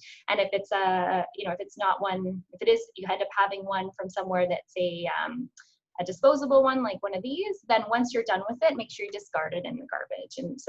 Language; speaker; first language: English; native; English